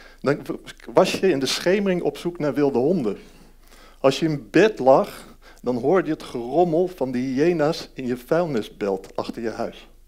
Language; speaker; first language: Dutch; early bilingual, heritage; Dutch